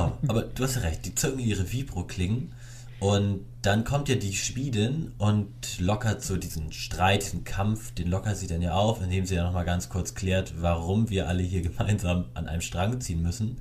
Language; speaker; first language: German; native; German